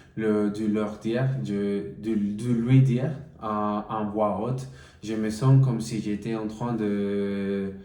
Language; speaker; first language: French; non-native, learner; Spanish